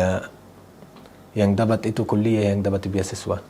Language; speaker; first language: Indonesian; non-native, fluent; Arabic